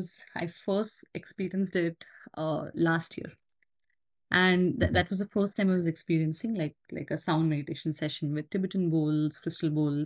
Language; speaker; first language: English; non-native, local second language; Hindi